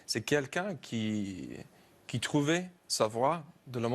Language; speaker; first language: French; non-native, learner; English